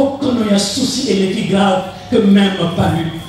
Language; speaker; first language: French; non-native, local second language; Lingala